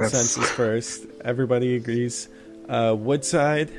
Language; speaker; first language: English; native; English